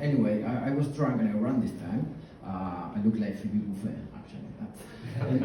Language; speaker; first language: English; non-native, fluent; Spanish